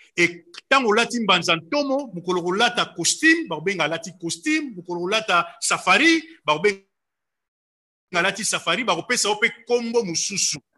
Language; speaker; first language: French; non-native, local second language; Lingala